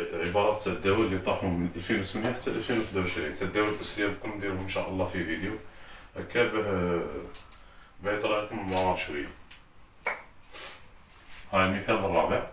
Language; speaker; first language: Arabic; native; Arabic